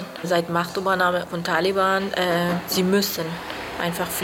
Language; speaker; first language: German; non-native, fluent; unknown